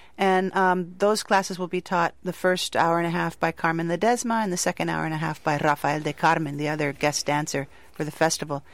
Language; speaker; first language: English; native; English